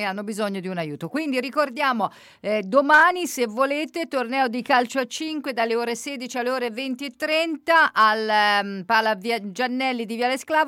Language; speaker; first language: Italian; native; Italian